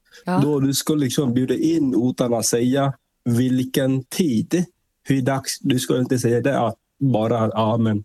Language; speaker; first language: Swedish; non-native, fluent; Vietnamese